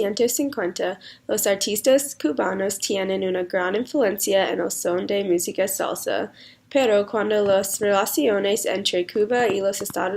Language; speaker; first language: Spanish; non-native, learner; English